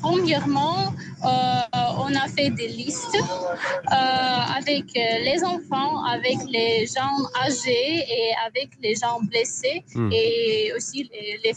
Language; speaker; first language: French; non-native, fluent; Russian